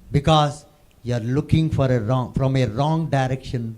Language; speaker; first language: English; non-native, local second language; Telugu